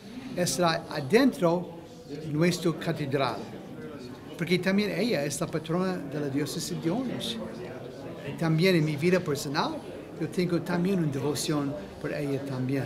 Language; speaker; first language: Spanish; non-native, fluent; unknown